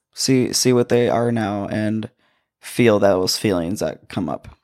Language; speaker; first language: English; native; English